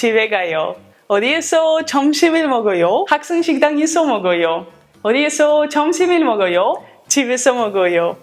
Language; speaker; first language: Korean; non-native, learner; Russian